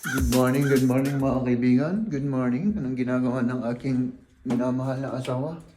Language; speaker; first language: Filipino; native; Filipino